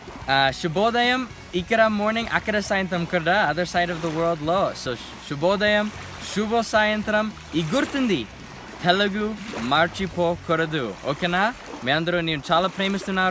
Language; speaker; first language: Telugu; non-native, learner; English